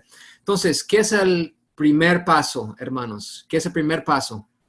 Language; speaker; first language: Spanish; non-native, fluent; English